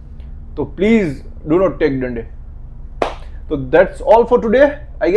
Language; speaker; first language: Hindi; non-native, local second language; Gujarati